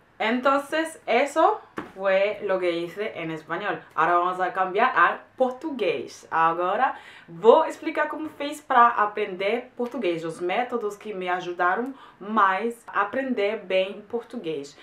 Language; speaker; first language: Spanish; non-native, fluent; German